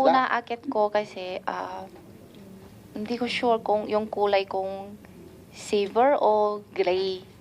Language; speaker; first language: Filipino; non-native, learner; Chinese